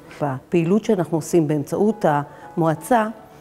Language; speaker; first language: Hebrew; native; Hebrew